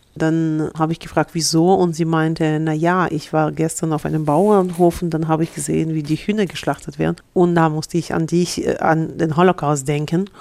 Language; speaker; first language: German; non-native, fluent; Ukrainian